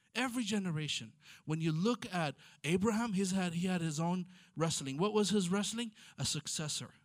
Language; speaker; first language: English; non-native, fluent; Amharic